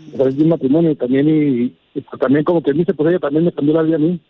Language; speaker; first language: Spanish; native; Spanish